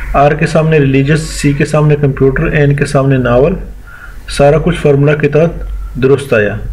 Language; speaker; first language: Urdu; non-native, local second language; Punjabi